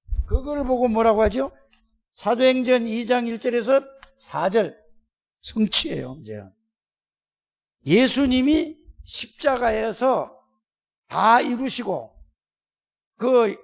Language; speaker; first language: Korean; native; Korean